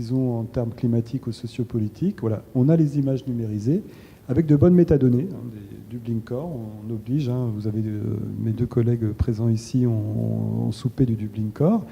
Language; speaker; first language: French; native; French